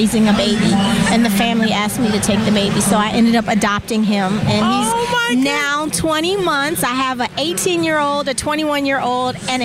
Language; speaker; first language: English; native; English